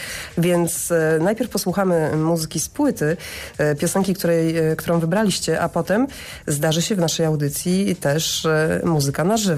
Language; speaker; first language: Polish; native; Polish